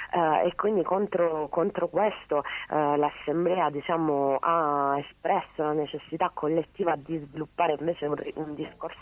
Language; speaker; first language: Italian; native; Italian